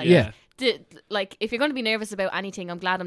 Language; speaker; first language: English; native; English